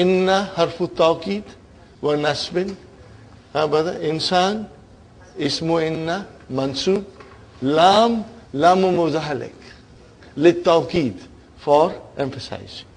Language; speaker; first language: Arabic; non-native, fluent; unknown